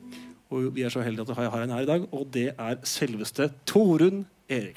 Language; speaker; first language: Norwegian; native; Norwegian